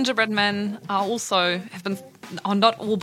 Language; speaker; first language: English; non-native, fluent; German